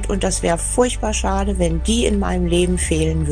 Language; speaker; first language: German; native; German